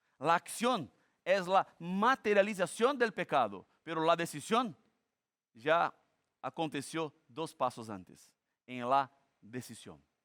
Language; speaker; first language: Spanish; non-native, fluent; Portuguese